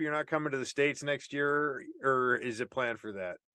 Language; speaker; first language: English; native; English